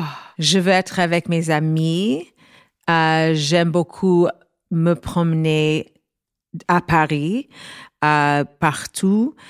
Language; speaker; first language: French; non-native, learner; English